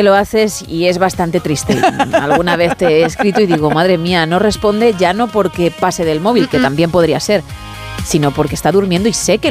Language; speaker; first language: Spanish; native; Spanish